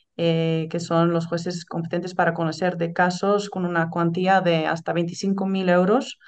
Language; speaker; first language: Spanish; non-native, fluent; Dutch